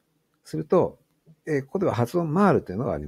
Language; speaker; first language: Japanese; native; Japanese